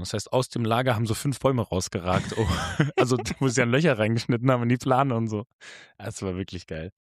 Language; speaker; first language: German; native; German